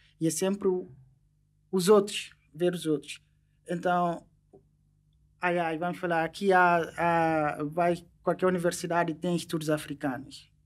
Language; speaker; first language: Portuguese; non-native, local second language; Upper Guinea Crioulo